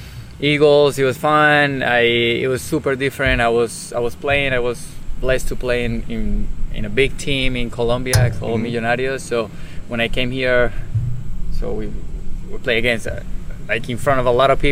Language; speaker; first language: English; non-native, fluent; Spanish